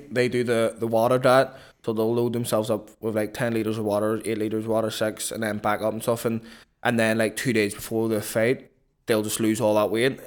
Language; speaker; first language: English; native; English